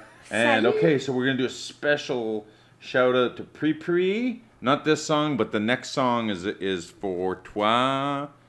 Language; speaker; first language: English; early bilingual, other home language; French